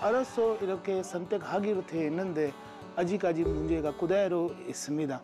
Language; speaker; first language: Korean; non-native, fluent; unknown